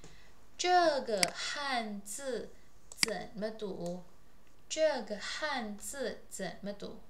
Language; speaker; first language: Chinese; non-native, fluent; Indonesian